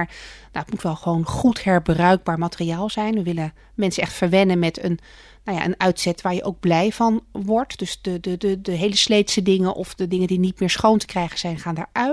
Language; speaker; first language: Dutch; native; Dutch